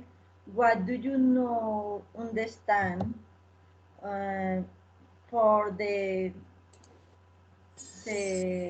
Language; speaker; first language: English; non-native, learner; Spanish